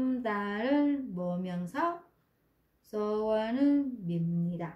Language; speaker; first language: Korean; non-native, fluent; Vietnamese